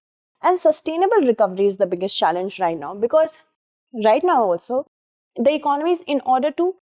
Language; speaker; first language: English; non-native, local second language; Hindi